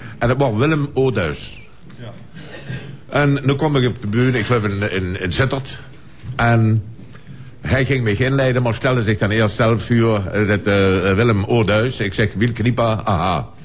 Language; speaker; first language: Dutch; non-native, local second language; Limburgish